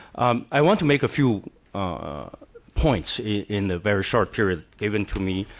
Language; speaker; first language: English; non-native, fluent; Chinese